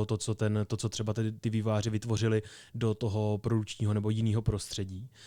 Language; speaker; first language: Czech; native; Czech